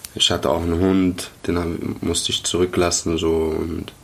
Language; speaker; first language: German; early bilingual, other home language; Arabic